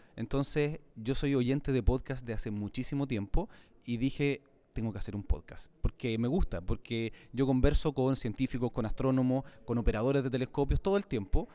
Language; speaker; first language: Spanish; native; Spanish